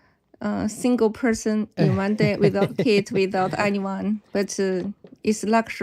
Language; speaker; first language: English; non-native, learner; Chinese